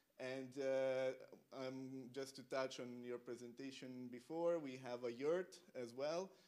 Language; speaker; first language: English; non-native, fluent; Italian